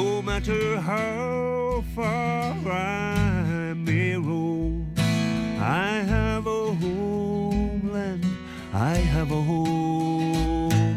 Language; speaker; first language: English; native; English